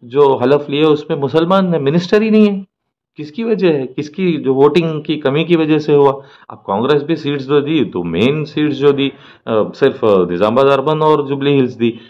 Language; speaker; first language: Hindi; non-native, local second language; Urdu